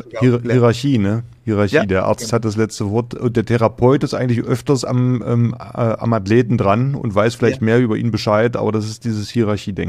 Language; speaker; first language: German; native; German